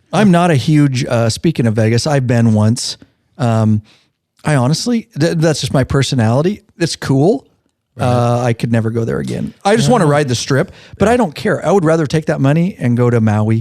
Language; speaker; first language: English; native; English